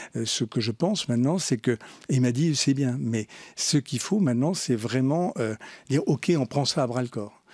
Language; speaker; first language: French; native; French